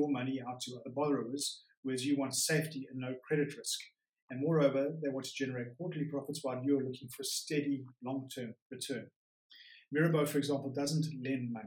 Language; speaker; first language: English; native; English